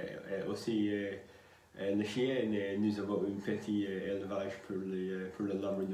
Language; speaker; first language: French; non-native, learner; English